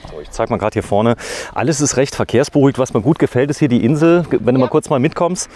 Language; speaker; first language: German; native; German